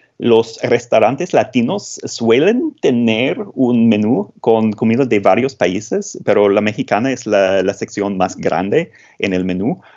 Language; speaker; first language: Spanish; non-native, fluent; English